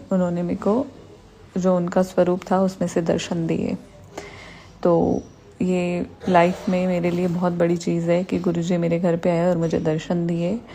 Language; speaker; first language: Hindi; native; Hindi